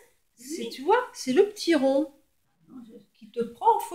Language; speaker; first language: French; native; French